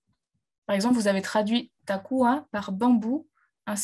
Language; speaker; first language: French; native; French